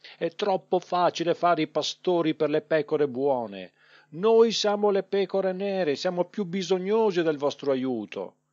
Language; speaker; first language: Italian; native; Italian